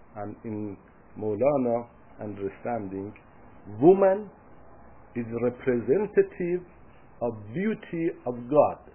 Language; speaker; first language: English; non-native, fluent; Persian